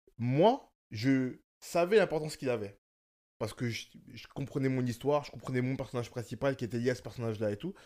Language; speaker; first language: French; native; French